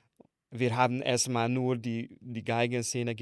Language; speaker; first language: German; non-native, learner; Hungarian